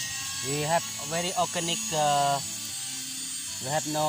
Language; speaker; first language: English; non-native, learner; Lao